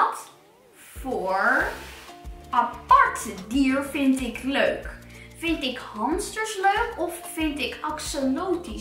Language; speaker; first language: Dutch; native; Dutch